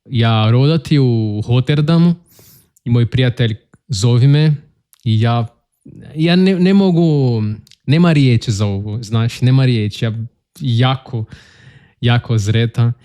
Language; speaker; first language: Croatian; non-native, learner; Portuguese